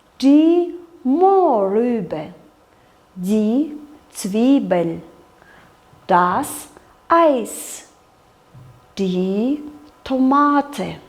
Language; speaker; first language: German; non-native, fluent; Kyrgyz